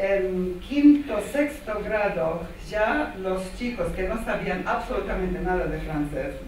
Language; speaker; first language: Spanish; non-native, fluent; Armenian